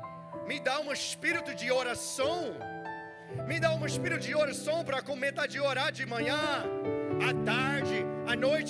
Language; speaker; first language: Portuguese; non-native, learner; English